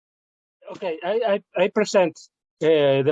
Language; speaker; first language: English; non-native, learner; Spanish